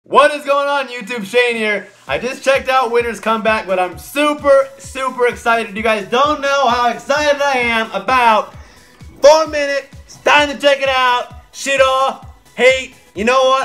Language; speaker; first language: English; native; English